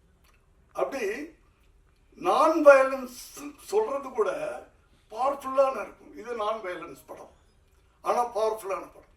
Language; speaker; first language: Tamil; native; Tamil